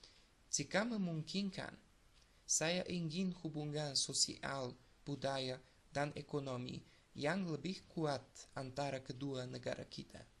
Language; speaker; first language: Indonesian; non-native, learner; Bulgarian